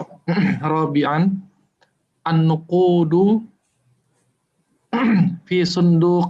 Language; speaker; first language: Arabic; non-native, learner; Indonesian